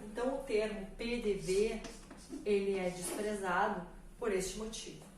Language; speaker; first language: Portuguese; native; Portuguese